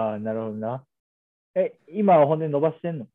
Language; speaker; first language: Japanese; native; Japanese